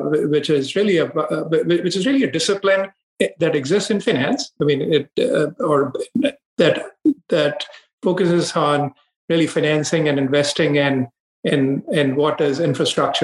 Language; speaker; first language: English; non-native, local second language; Hindi